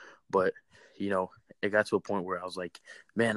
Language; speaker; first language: English; native; English